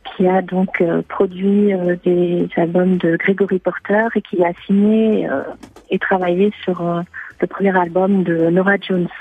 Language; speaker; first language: French; native; French